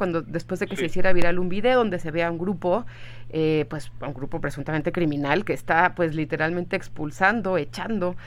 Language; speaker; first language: Spanish; native; Spanish